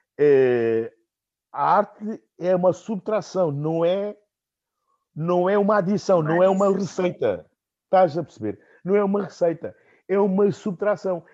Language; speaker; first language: Portuguese; non-native, local second language; Upper Guinea Crioulo